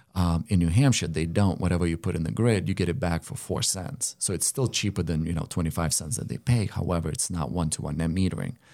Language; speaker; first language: English; non-native, fluent; Lithuanian